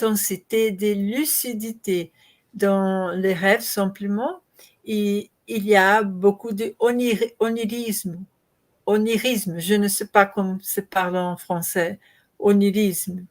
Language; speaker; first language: French; non-native, learner; Portuguese